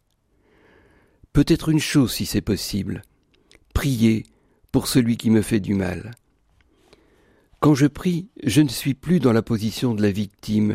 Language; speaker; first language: French; native; French